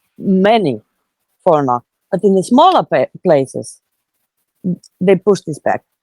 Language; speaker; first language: English; non-native, fluent; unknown